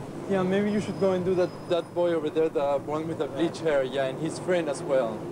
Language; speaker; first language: English; non-native, fluent; Spanish